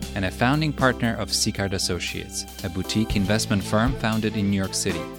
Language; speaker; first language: English; early bilingual, other home language; Polish